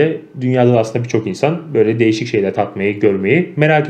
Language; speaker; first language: Turkish; native; Turkish